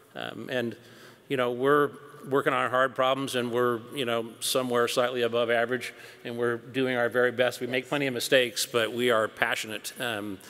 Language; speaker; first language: English; native; English